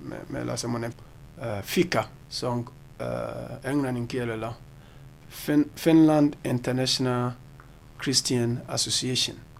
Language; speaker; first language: Finnish; non-native, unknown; Akan